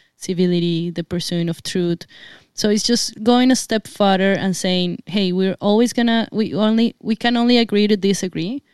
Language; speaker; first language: English; non-native, fluent; Spanish